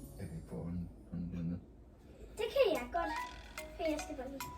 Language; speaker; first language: Danish; early bilingual, other home language; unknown